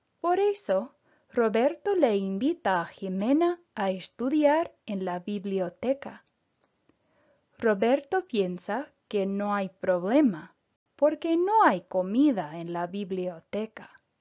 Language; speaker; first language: Spanish; non-native, fluent; English